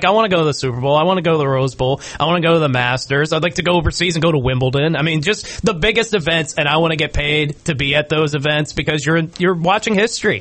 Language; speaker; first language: English; native; English